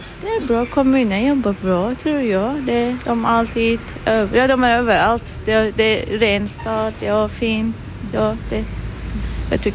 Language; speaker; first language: Swedish; non-native, learner; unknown